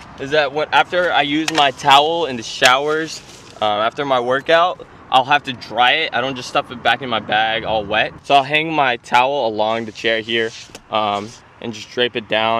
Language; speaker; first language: English; native; English